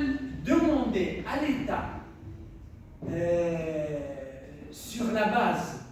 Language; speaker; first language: French; non-native, local second language; Tachelhit